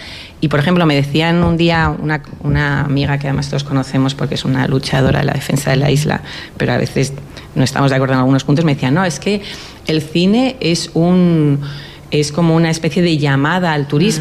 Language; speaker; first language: Spanish; native; Spanish